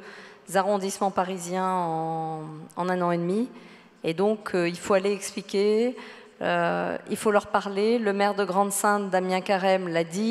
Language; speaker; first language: French; native; French